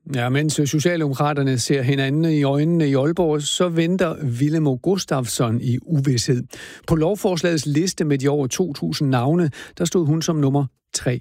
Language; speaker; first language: Danish; native; Danish